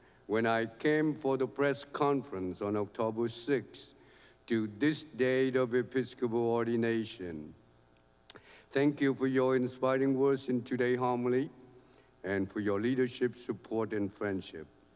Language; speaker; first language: English; non-native, fluent; Vietnamese